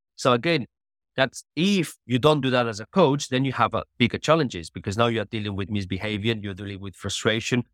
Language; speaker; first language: English; non-native, fluent; Spanish